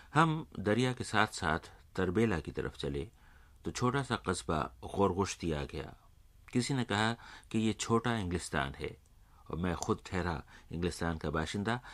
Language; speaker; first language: Urdu; native; Urdu